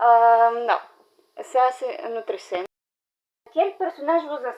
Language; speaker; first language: French; non-native, learner; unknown